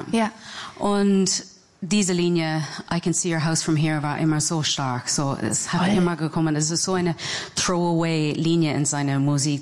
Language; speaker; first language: German; non-native, fluent; English